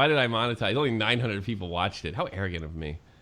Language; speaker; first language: English; native; English